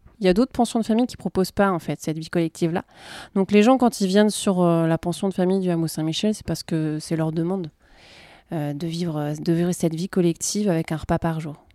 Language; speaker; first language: French; native; French